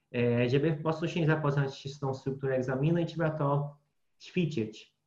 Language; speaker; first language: Polish; non-native, fluent; Portuguese